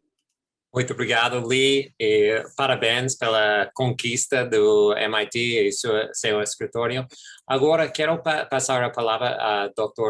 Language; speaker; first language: Portuguese; non-native, fluent; English